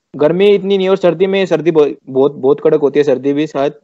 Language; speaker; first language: Hindi; native; Hindi